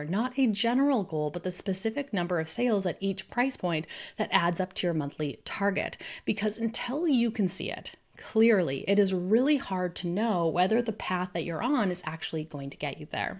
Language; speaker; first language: English; native; English